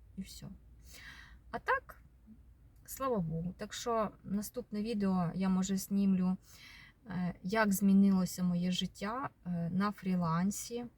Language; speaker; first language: Ukrainian; non-native, local second language; Russian